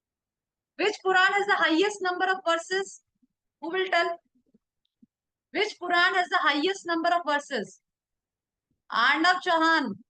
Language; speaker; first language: English; non-native, local second language; Hindi